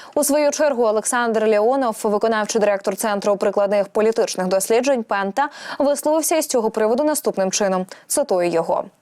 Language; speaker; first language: Ukrainian; native; Ukrainian